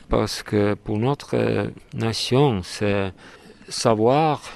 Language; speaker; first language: French; non-native, fluent; Estonian